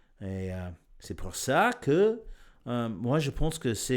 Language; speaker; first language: French; non-native, learner; English